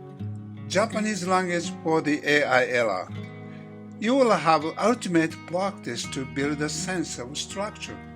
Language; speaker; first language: English; non-native, fluent; Japanese